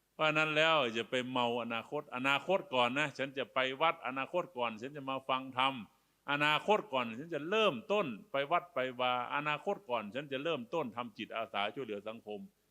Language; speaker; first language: Thai; native; Thai